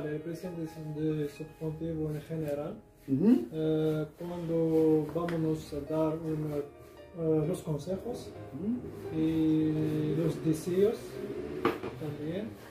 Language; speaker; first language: Spanish; non-native, learner; Arabic